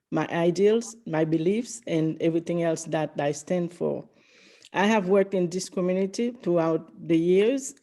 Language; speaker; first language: English; early bilingual, other home language; Haitian Creole